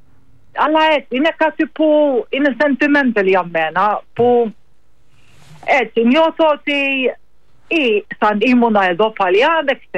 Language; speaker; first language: Greek; non-native, learner; Maltese